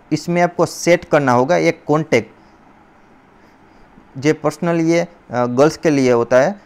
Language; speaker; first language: Hindi; non-native, local second language; Gujarati